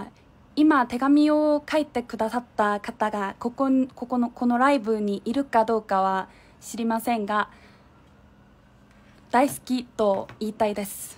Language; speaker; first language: Japanese; non-native, fluent; Korean